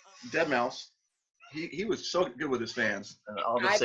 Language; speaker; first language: English; native; English